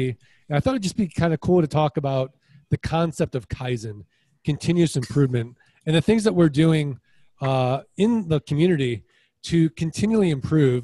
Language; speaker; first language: English; native; English